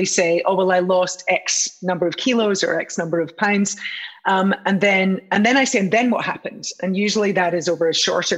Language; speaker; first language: English; native; English